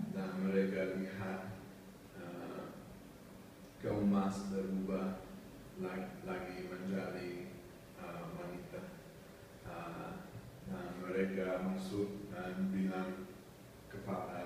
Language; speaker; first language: Indonesian; non-native, learner; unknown